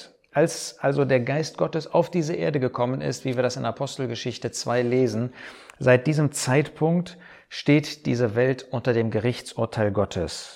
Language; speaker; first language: German; native; German